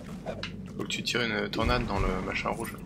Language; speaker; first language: French; native; French